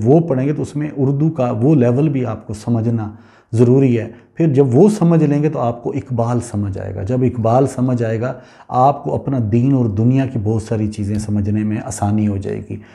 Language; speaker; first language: Urdu; non-native, local second language; Punjabi